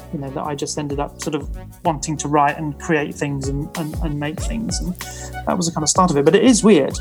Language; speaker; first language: English; native; English